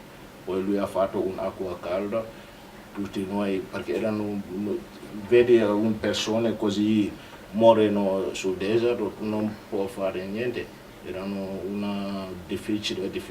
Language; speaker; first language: Italian; non-native, learner; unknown